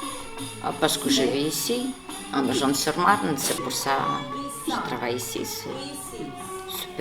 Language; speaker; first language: French; non-native, fluent; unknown